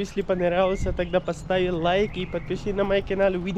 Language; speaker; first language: Russian; non-native, learner; Urdu